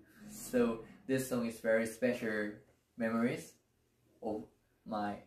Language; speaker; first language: English; non-native, learner; Korean